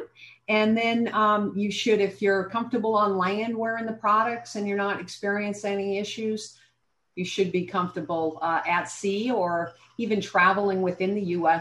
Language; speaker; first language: English; native; English